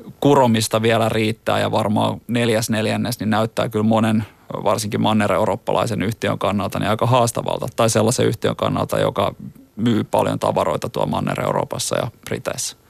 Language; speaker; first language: Finnish; native; Finnish